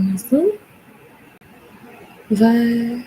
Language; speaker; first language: Turkish; non-native, learner; English